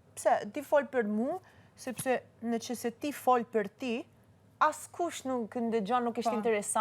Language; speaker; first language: Albanian; early bilingual, heritage; Albanian